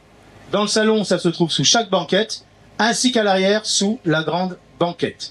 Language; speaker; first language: French; native; French